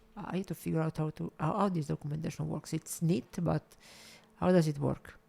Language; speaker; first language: English; non-native, fluent; Italian